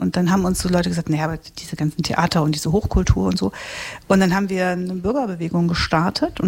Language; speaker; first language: German; native; German